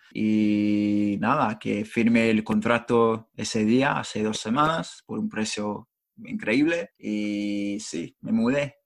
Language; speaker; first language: Spanish; non-native, fluent; English